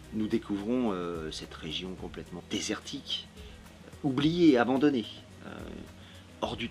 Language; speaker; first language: French; native; French